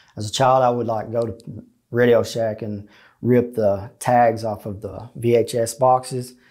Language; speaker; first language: English; native; English